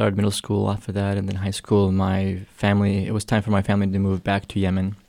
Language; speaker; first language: English; early bilingual, other home language; Arabic